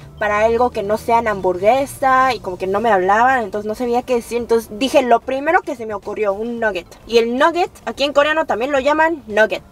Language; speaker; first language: Spanish; early bilingual, other home language; Korean